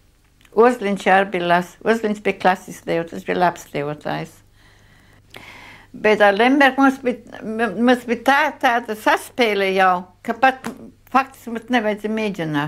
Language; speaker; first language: Latvian; non-native, local second language; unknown